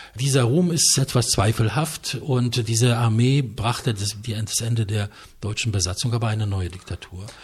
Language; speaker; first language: German; non-native, fluent; Polish